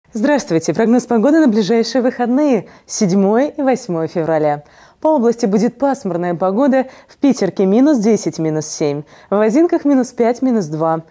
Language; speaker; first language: Russian; native; Russian